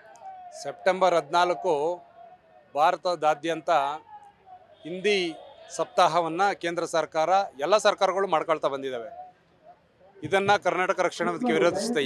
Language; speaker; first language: Kannada; native; Kannada